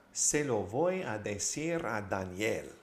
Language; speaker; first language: Spanish; non-native, fluent; English